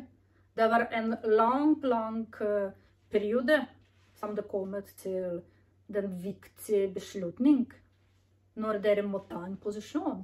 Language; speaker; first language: Norwegian; non-native, learner; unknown